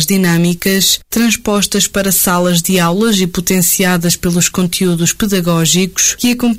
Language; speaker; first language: Portuguese; native; Portuguese